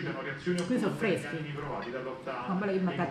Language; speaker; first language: Italian; non-native, learner; Thai